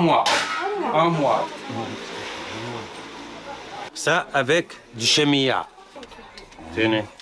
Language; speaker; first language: French; non-native, local second language; Arabic